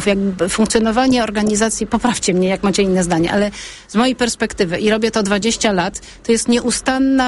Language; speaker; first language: Polish; native; Polish